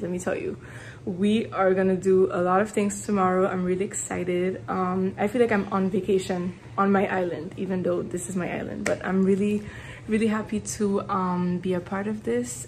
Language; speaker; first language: English; non-native, local second language; French